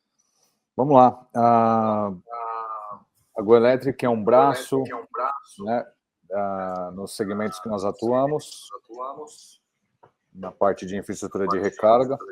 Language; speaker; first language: Portuguese; native; Portuguese